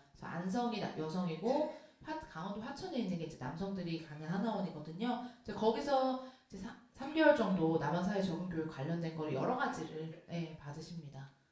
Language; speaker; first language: Korean; native; Korean